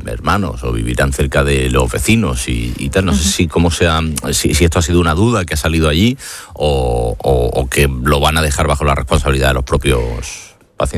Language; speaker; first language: Spanish; native; Spanish